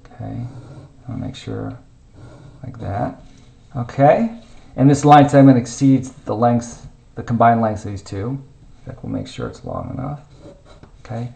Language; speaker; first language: English; native; English